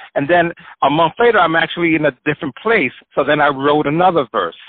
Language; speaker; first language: English; early bilingual, other home language; Spanish